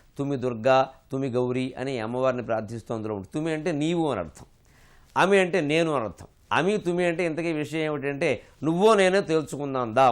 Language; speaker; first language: Telugu; native; Telugu